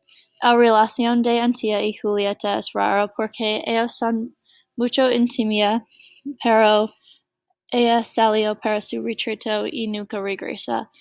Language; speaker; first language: Spanish; non-native, learner; English